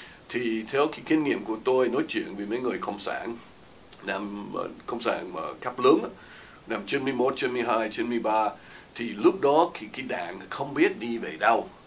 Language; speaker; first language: Vietnamese; non-native, fluent; English